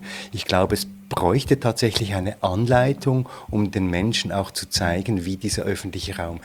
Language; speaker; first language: German; native; German